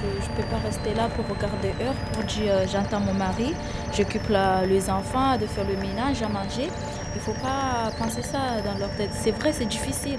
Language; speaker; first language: French; non-native, learner; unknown